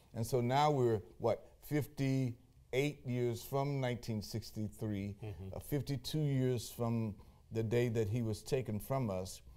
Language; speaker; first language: English; native; English